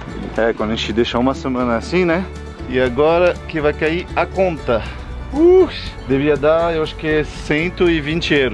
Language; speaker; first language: Portuguese; non-native, fluent; French